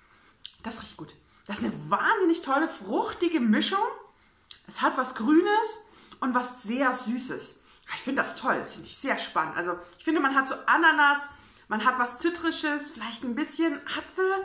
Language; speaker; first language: German; native; German